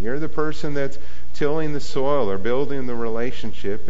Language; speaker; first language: English; native; English